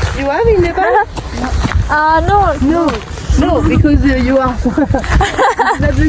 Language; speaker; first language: English; non-native, learner; French